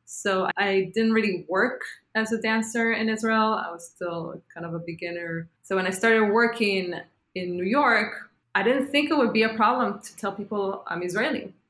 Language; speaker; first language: English; non-native, fluent; Hebrew